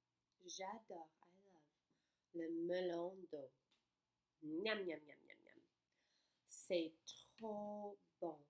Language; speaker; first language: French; non-native, fluent; English